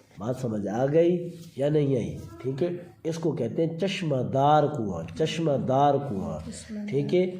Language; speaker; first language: Urdu; non-native, local second language; Saraiki